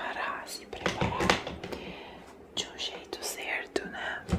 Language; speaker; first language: Portuguese; non-native, fluent; Italian